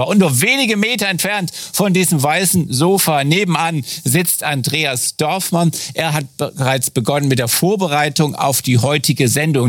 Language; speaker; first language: German; native; German